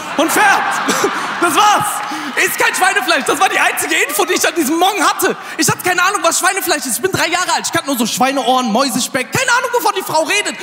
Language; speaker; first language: German; early bilingual, other home language; Arabic